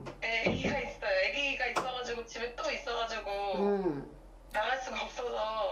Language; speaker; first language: Korean; native; Korean